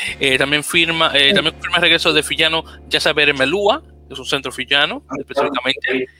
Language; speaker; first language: Spanish; native; Spanish